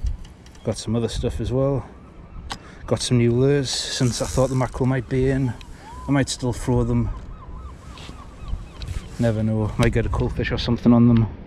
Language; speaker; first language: English; native; English